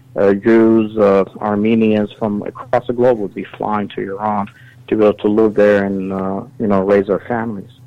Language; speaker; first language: English; early bilingual, other home language; Assyrian Neo-Aramaic